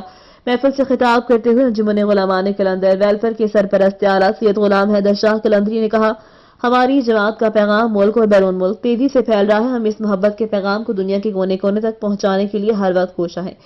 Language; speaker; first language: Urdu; non-native, local second language; Sindhi